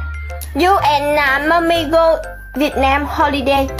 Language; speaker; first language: English; non-native, learner; Vietnamese